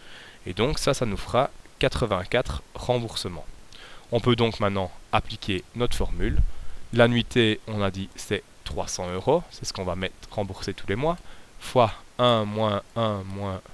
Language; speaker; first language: French; native; French